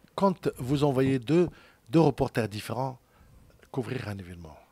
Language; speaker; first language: French; non-native, local second language; Arabic